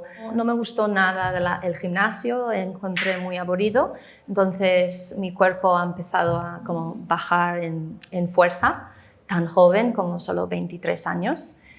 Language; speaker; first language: Spanish; non-native, fluent; English